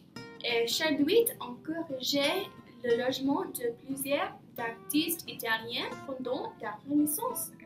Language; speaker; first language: French; non-native, learner; English